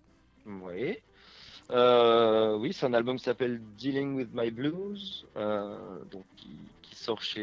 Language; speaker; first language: French; native; French